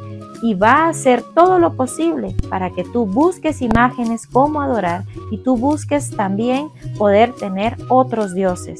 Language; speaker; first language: Spanish; native; Spanish